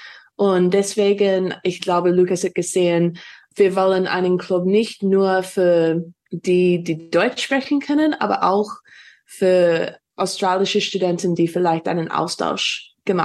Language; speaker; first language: German; non-native, fluent; English